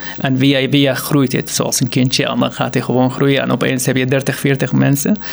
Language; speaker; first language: Dutch; non-native, fluent; Arabic